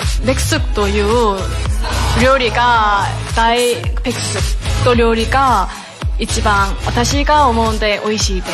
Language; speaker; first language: Japanese; non-native, learner; Korean